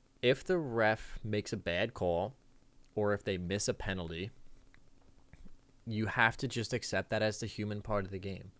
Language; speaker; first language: English; native; English